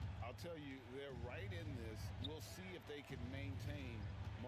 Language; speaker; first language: English; native; English